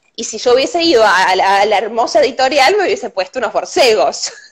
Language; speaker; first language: Spanish; native; Spanish